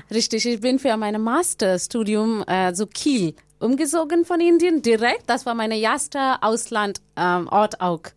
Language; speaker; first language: German; non-native, learner; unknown